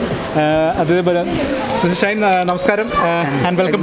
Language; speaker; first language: Malayalam; native; Malayalam